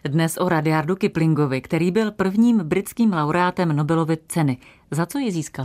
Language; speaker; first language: Czech; native; Czech